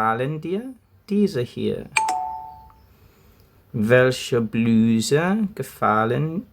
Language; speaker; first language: German; non-native, learner; English